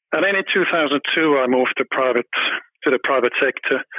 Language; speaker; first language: English; non-native, fluent; German